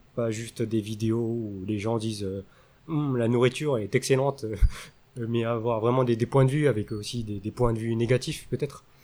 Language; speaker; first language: French; early bilingual, other home language; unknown